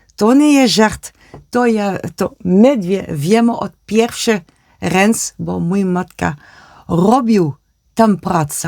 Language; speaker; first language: Polish; non-native, learner; Dutch